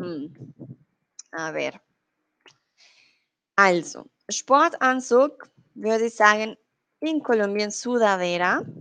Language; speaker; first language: German; non-native, learner; Spanish